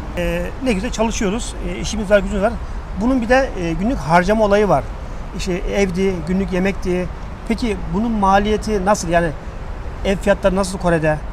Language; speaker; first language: Turkish; native; Turkish